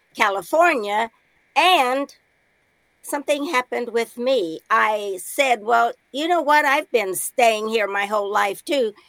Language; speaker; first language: English; native; English